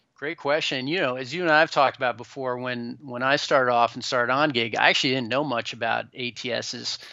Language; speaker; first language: English; native; English